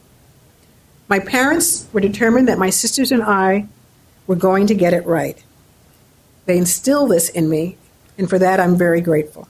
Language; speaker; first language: English; native; English